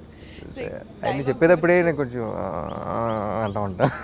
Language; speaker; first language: Telugu; native; Telugu